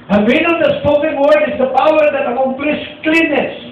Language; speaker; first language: English; non-native, local second language; Filipino